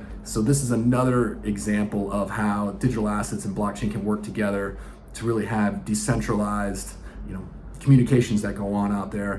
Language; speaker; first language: English; native; English